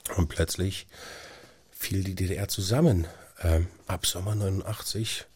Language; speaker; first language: German; native; German